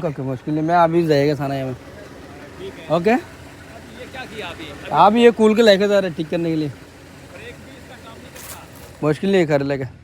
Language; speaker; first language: Hindi; non-native, learner; Bangla